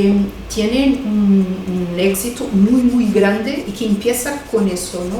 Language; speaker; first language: Spanish; non-native, fluent; Portuguese